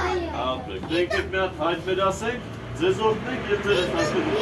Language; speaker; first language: Armenian; native; Armenian